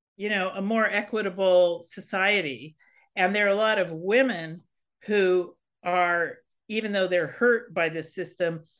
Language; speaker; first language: English; native; English